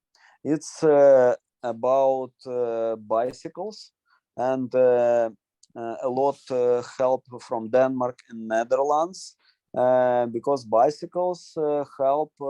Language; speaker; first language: English; non-native, learner; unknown